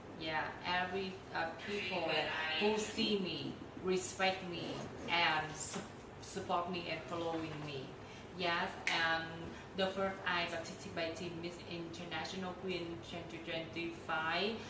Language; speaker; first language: English; non-native, learner; Vietnamese